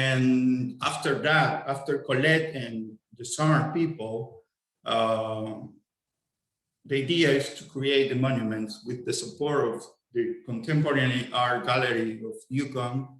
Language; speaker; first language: English; non-native, fluent; Spanish